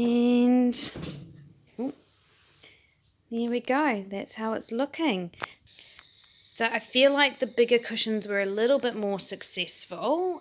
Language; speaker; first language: English; native; English